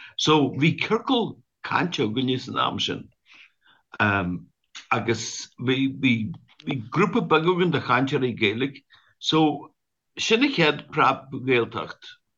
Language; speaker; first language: Irish; native; Irish